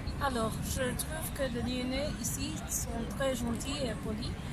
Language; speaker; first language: French; non-native, learner; English